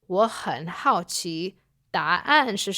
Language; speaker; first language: Chinese; non-native, learner; English